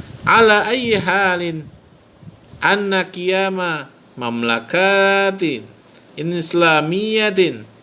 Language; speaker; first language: Arabic; non-native, fluent; Indonesian